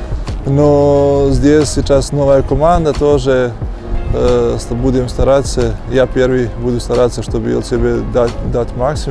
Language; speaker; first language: Russian; non-native, learner; Serbian